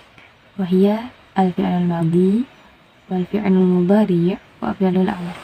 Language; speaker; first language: Arabic; non-native, learner; Indonesian